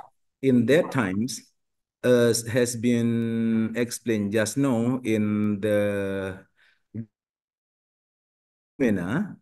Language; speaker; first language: English; non-native, learner; Indonesian